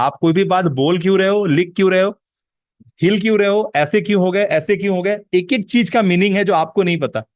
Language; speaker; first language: Hindi; native; Hindi